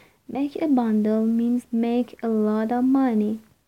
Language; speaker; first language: English; non-native, fluent; Persian